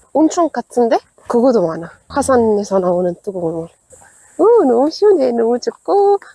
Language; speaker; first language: Korean; non-native, fluent; Arabic